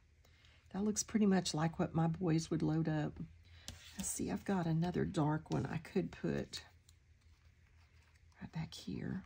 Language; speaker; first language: English; native; English